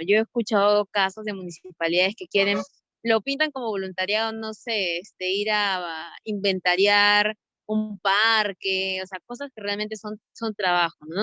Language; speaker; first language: Spanish; native; Spanish